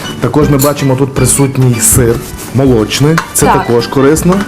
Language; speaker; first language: Ukrainian; native; Ukrainian